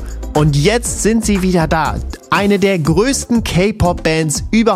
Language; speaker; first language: German; native; German